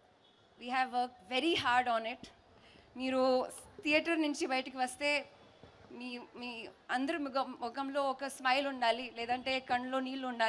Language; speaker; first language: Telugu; non-native, learner; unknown